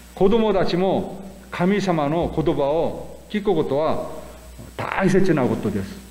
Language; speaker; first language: Japanese; non-native, fluent; Korean